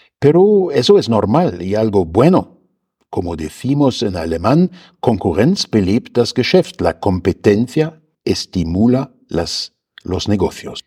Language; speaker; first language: Spanish; non-native, fluent; German